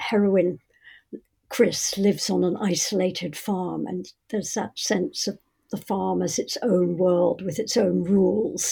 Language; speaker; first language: English; native; English